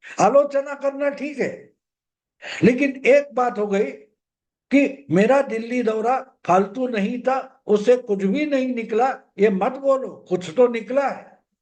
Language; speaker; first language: Hindi; non-native, local second language; Marathi